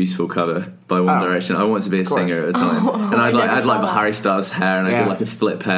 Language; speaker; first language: English; native; English